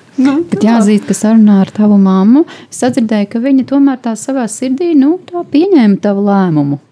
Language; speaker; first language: Latvian; native; Latvian